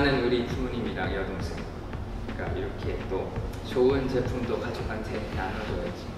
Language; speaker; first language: Korean; non-native, fluent; Thai